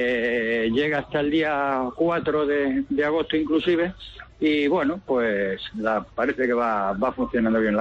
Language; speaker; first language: Spanish; native; Spanish